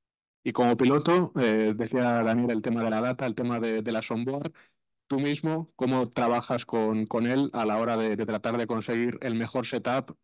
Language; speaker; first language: Spanish; native; Spanish